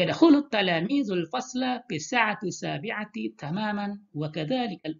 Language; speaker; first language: Arabic; non-native, fluent; Indonesian